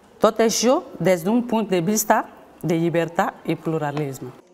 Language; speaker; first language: Catalan; non-native, fluent; Bambara